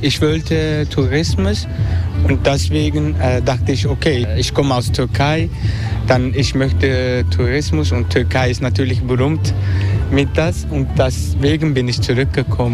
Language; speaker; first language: German; non-native, learner; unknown